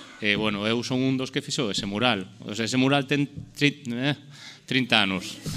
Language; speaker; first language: Galician; non-native, local second language; Spanish